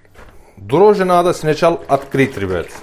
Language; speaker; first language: Russian; non-native, learner; Turkish